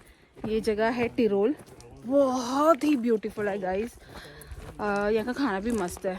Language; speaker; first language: Hindi; non-native, local second language; Malayalam